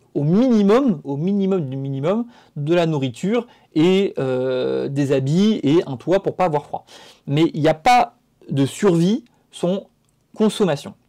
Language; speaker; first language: French; native; French